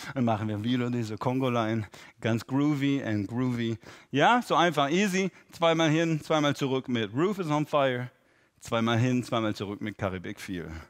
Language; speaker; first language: German; non-native, fluent; English